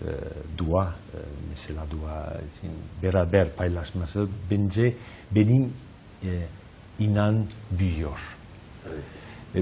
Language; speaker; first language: Turkish; non-native, learner; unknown